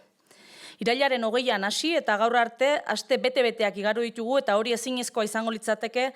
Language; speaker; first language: Basque; native; Basque